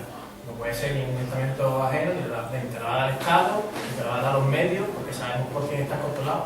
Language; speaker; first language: Spanish; native; Spanish